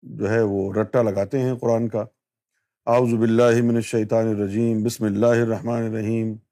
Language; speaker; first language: Urdu; native; Urdu